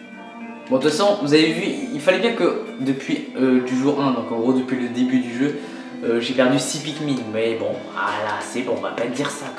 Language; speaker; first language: French; native; French